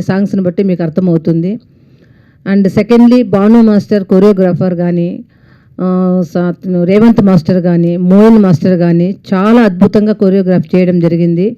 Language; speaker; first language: Telugu; native; Telugu